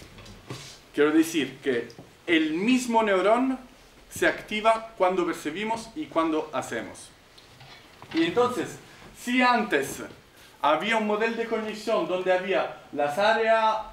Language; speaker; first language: Spanish; non-native, fluent; Italian